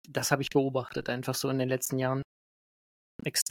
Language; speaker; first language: German; native; German